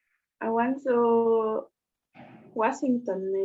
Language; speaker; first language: English; non-native, learner; Indonesian